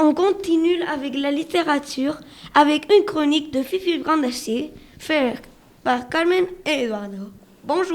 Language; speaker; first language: French; non-native, fluent; Spanish